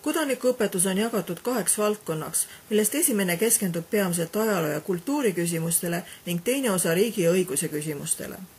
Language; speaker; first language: Estonian; native; Estonian